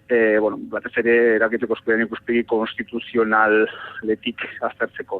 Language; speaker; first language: Basque; native; Basque